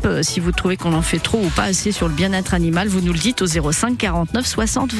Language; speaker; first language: French; native; French